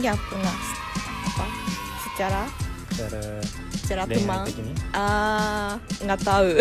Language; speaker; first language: Indonesian; non-native, learner; Japanese